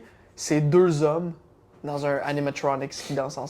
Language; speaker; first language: French; native; French